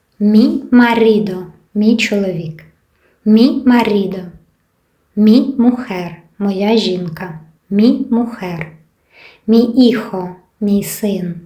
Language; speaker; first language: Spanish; non-native, fluent; Ukrainian